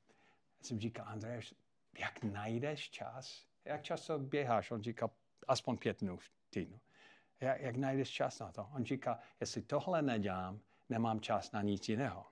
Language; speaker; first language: Czech; non-native, fluent; English